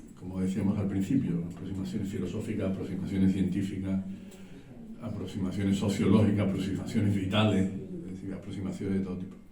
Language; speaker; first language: Spanish; native; Spanish